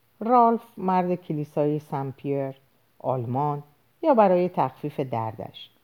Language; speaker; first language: Persian; native; Persian